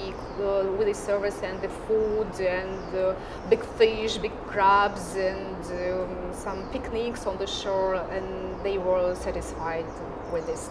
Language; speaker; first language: English; non-native, fluent; Russian